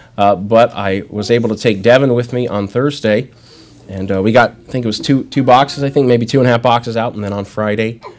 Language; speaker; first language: English; native; English